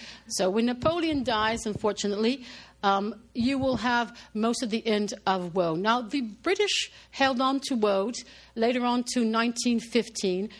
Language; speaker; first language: English; non-native, fluent; French